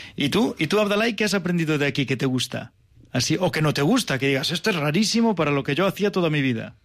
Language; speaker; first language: Spanish; native; Spanish